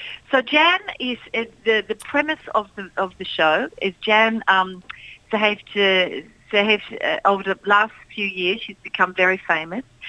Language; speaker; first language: English; early bilingual, other home language; Dutch